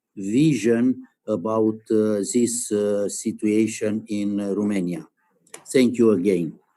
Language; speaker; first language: English; non-native, learner; Romanian